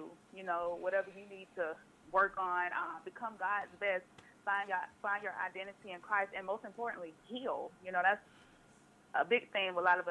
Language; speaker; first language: English; native; English